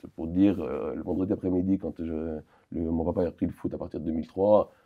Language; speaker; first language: French; native; French